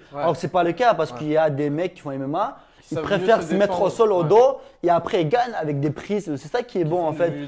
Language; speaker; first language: French; non-native, fluent; Ingush